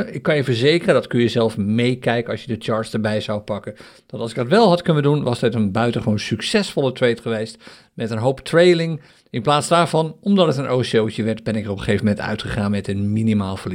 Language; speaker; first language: Dutch; native; Dutch